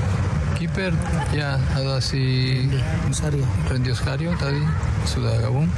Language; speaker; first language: Indonesian; non-native, fluent; Spanish